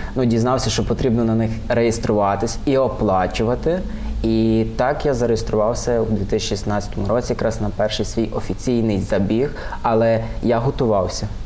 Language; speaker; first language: Ukrainian; native; Ukrainian